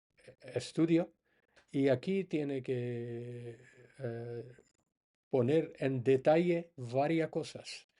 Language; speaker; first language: Spanish; non-native, fluent; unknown